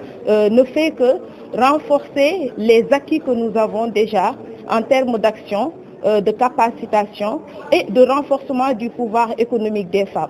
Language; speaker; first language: French; native; French